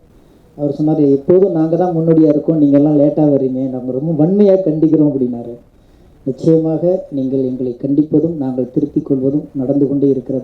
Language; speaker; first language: Tamil; native; Tamil